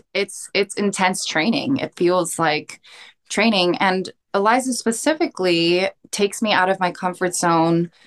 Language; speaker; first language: English; early bilingual, other home language; Korean